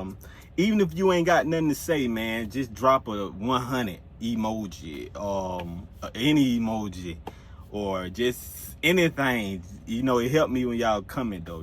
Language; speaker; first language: English; native; English